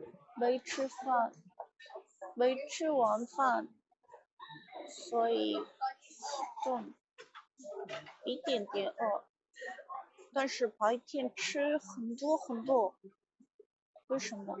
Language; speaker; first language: Chinese; non-native, learner; Korean